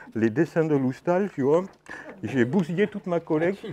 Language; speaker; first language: French; native; French